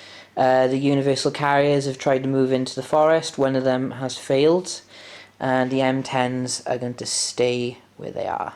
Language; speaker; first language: English; native; English